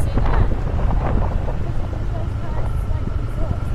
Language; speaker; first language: English; native; English